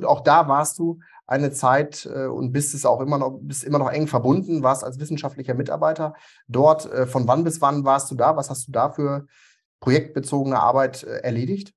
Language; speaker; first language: German; native; German